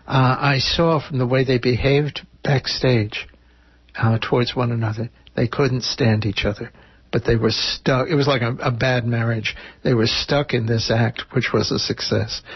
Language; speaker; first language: English; native; English